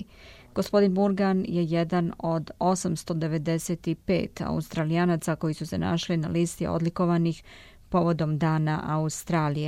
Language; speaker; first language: Serbian; native; Serbian